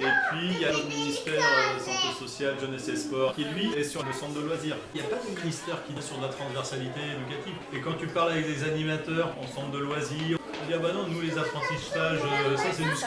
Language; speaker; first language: French; native; French